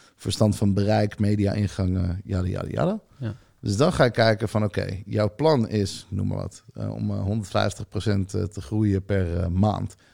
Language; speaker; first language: Dutch; early bilingual, other home language; Hebrew